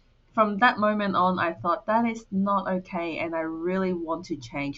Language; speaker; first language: English; non-native, local second language; Cantonese